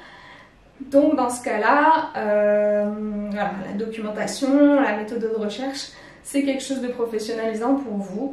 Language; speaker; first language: French; native; French